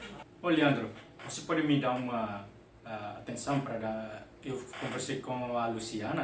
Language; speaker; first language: Portuguese; non-native, local second language; Tetum